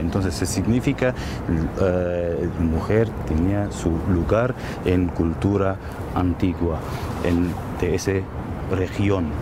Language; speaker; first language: Spanish; non-native, learner; Armenian